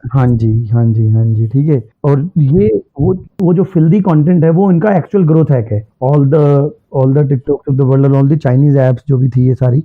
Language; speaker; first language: Hindi; native; Hindi